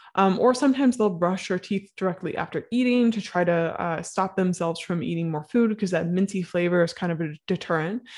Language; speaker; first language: English; native; English